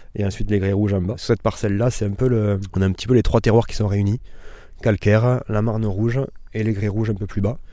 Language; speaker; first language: French; native; French